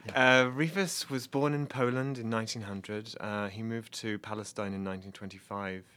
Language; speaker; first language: English; native; English